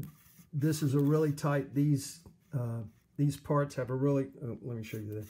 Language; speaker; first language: English; native; English